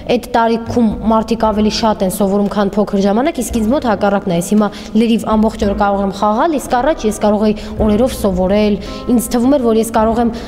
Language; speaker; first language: Armenian; native; Armenian